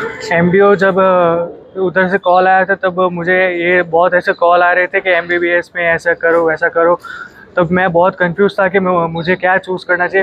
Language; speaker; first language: Hindi; non-native, local second language; Gujarati